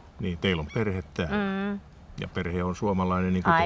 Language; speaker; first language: Finnish; native; Finnish